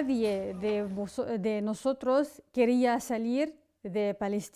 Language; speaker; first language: Spanish; non-native, fluent; Arabic